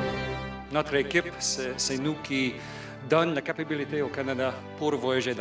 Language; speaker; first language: French; non-native, local second language; English